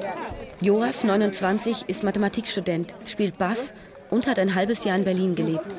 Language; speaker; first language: German; native; German